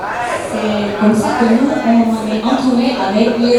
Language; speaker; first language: French; non-native, learner; Indonesian